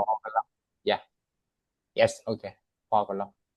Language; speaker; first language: English; non-native, learner; Vietnamese